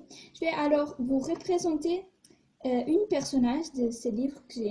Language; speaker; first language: French; non-native, fluent; Portuguese